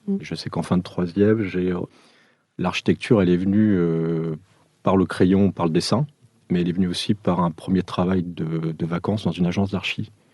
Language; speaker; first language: French; early bilingual, other home language; Portuguese